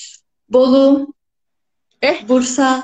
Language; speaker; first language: Arabic; non-native, learner; Turkish